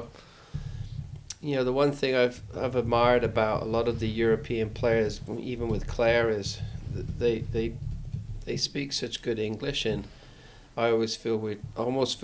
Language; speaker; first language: English; native; English